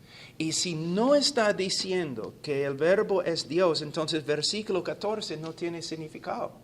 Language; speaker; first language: Spanish; non-native, fluent; English